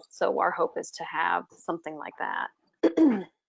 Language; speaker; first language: English; native; English